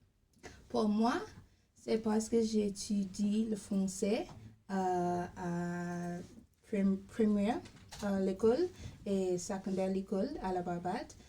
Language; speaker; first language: French; non-native, learner; English